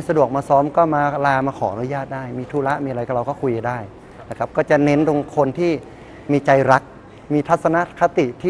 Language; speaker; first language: Thai; native; Thai